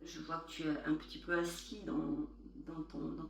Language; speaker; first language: French; native; French